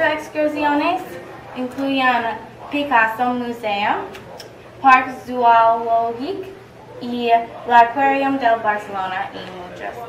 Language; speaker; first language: Spanish; non-native, learner; English